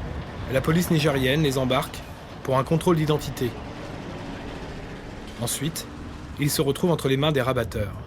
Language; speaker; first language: French; native; French